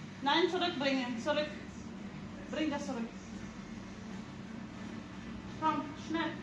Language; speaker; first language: German; non-native, learner; Filipino